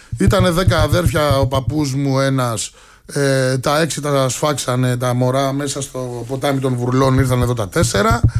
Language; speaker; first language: Greek; native; Greek